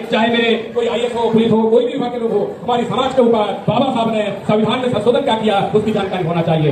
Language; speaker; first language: Hindi; non-native, local second language; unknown